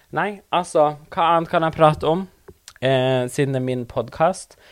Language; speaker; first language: Norwegian; non-native, local second language; Northern Sami